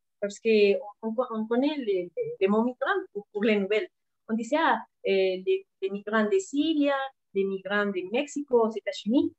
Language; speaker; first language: French; non-native, learner; Spanish